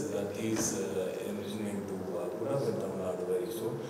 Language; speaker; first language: English; non-native, local second language; Tamil